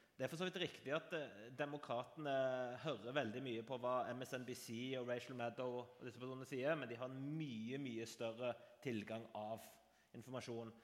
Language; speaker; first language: Norwegian; native; Norwegian